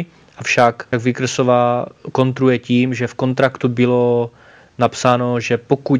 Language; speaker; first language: Czech; native; Czech